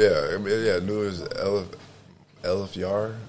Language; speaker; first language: Dutch; non-native, learner; English